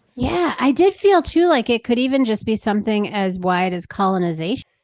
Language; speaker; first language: English; native; English